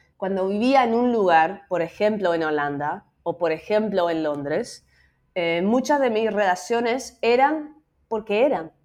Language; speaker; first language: Spanish; non-native, fluent; Dutch